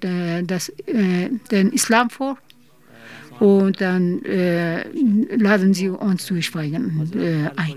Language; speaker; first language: German; non-native, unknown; Persian